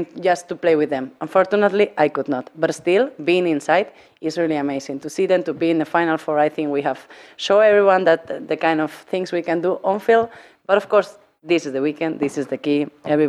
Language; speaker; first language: English; non-native, fluent; Spanish